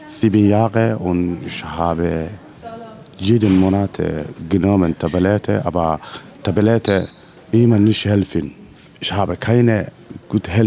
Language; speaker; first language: German; non-native, learner; Somali